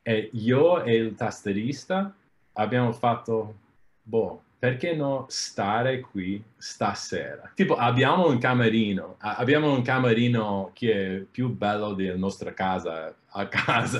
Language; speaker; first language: Italian; non-native, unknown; English